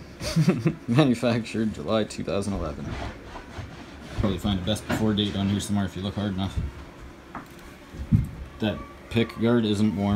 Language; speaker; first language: English; native; English